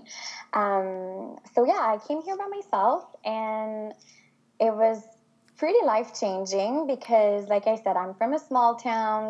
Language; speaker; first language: English; non-native, fluent; French